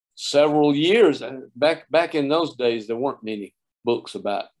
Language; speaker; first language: English; native; English